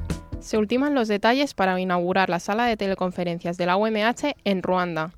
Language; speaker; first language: Spanish; native; Spanish